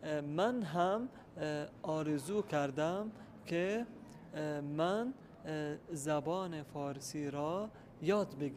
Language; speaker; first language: Persian; non-native, learner; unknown